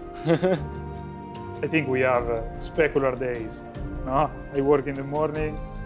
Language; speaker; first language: English; non-native, fluent; Italian